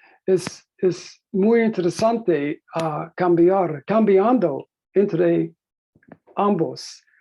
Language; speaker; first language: Spanish; non-native, learner; English